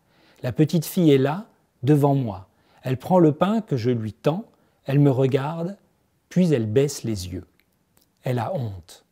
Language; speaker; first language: French; native; French